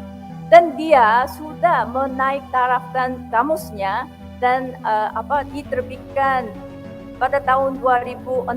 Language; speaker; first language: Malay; non-native, fluent; Korean